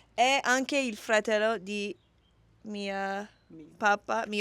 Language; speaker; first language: Italian; non-native, learner; English